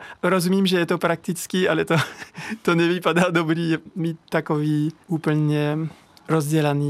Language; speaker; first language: Czech; non-native, learner; French